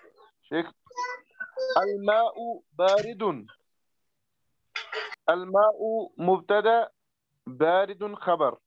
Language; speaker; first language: Arabic; non-native, learner; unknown